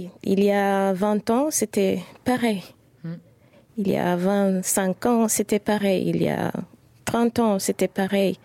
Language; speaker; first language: French; non-native, fluent; Spanish